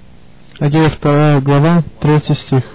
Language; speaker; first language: Russian; early bilingual, heritage; Russian